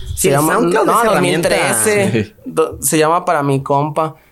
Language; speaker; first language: Spanish; native; Spanish